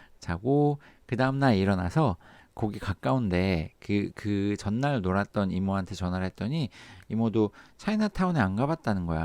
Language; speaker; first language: Korean; native; Korean